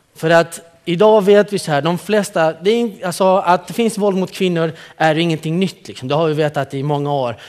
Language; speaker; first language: Swedish; early bilingual, other home language; Central Kurdish